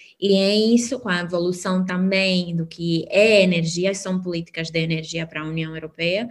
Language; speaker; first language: Portuguese; non-native, fluent; Albanian